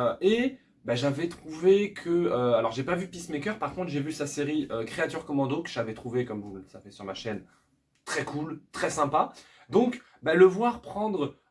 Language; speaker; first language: French; native; French